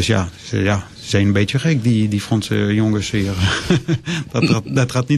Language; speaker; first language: Dutch; non-native, fluent; French